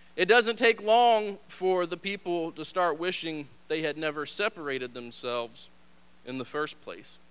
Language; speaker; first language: English; native; English